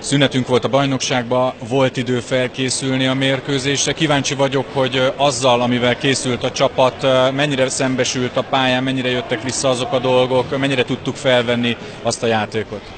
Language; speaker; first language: Hungarian; native; Hungarian